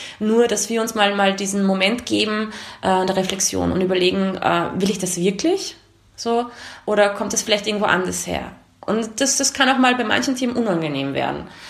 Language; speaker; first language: German; early bilingual, other home language; Hungarian